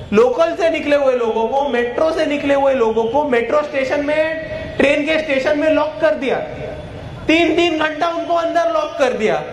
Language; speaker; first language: Hindi; non-native, local second language; Marathi